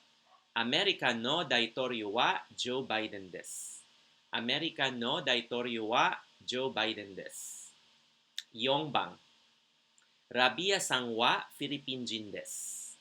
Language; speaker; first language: Japanese; non-native, fluent; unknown